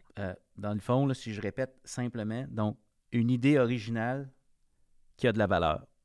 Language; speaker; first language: French; native; French